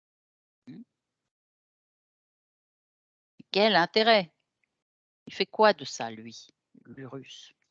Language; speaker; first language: French; native; French